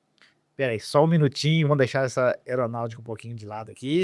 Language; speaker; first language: Portuguese; native; Portuguese